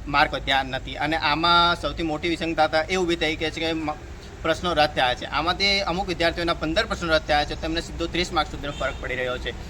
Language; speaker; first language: Gujarati; native; Gujarati